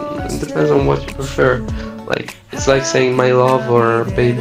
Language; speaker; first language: English; non-native, fluent; Italian